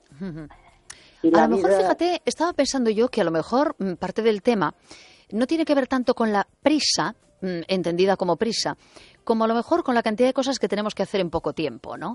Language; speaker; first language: Spanish; native; Spanish